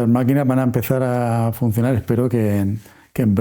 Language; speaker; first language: Spanish; native; Spanish